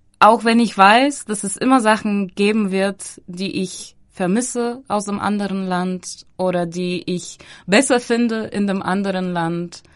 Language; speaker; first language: German; non-native, fluent; Bulgarian